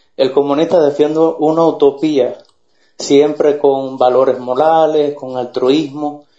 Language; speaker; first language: Spanish; native; Spanish